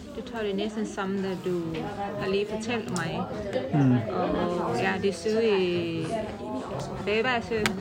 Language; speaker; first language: Danish; non-native, learner; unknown